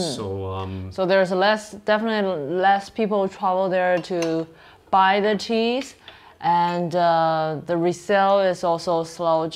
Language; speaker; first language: English; non-native, fluent; Chinese